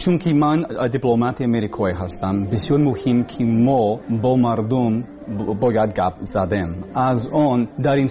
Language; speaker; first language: Persian; non-native, learner; English